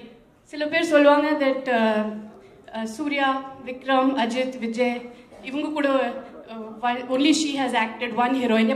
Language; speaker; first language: Tamil; non-native, fluent; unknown